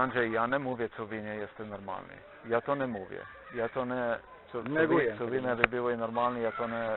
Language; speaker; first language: Polish; non-native, learner; Slovenian